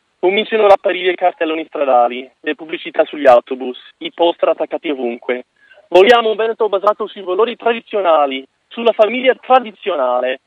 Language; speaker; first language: Italian; non-native, fluent; English